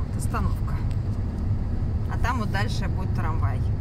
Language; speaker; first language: Russian; native; Russian